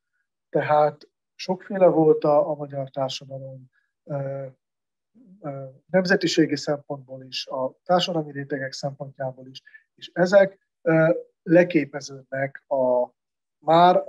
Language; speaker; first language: Hungarian; native; Hungarian